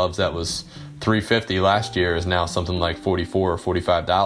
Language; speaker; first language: English; native; English